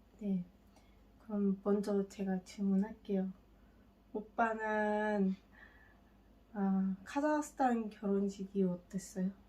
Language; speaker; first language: Korean; non-native, fluent; Kazakh